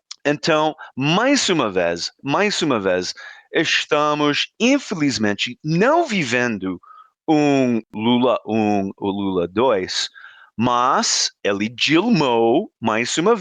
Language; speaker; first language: Portuguese; non-native, fluent; English